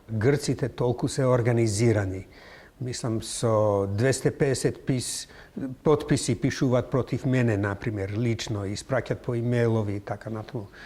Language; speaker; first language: Macedonian; non-native, fluent; English